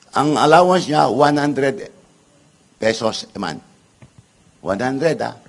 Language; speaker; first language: Filipino; non-native, local second language; Iloko